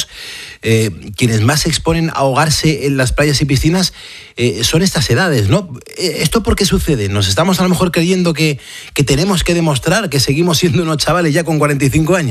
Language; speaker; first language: Spanish; native; Spanish